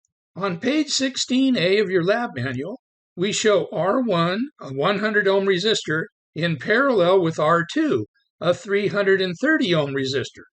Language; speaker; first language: English; native; English